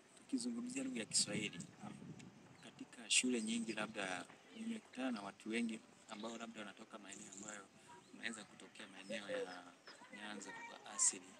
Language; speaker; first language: Swahili; non-native, local second language; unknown